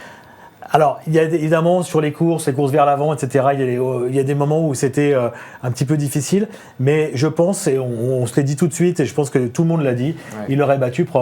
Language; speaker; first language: French; native; French